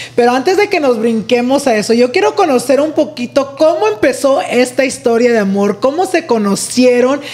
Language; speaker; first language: Spanish; early bilingual, heritage; Spanish